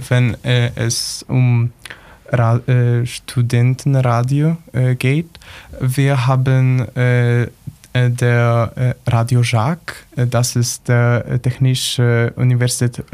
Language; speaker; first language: German; non-native, learner; Polish